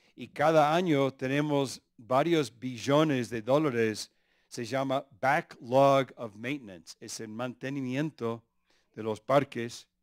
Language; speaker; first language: Spanish; early bilingual, other home language; English